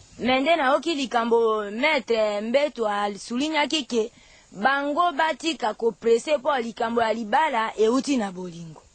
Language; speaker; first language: Lingala; non-native, local second language; Mongo